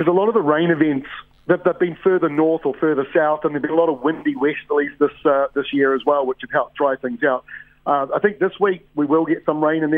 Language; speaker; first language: English; native; English